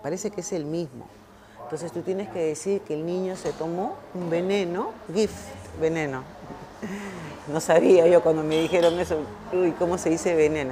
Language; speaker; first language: Spanish; native; Spanish